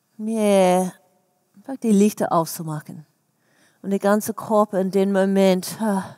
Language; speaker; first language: German; non-native, fluent; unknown